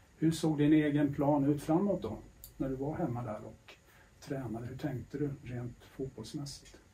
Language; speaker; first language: Swedish; native; Swedish